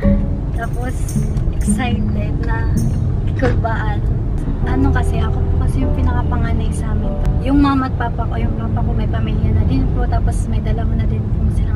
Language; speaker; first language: Filipino; non-native, local second language; Cebuano